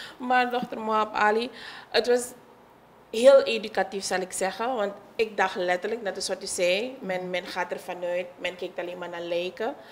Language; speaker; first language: Dutch; native; Dutch